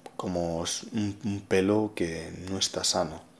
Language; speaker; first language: Spanish; native; Spanish